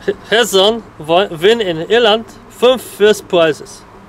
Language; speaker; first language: English; non-native, learner; Polish